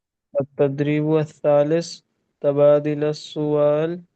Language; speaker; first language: Arabic; non-native, learner; Urdu